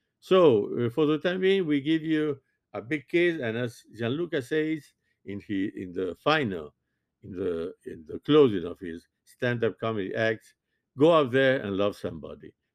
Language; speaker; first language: English; non-native, fluent; French